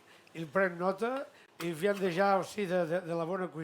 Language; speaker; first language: French; non-native, learner; Catalan